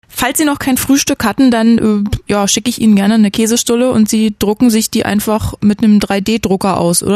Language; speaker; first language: German; native; German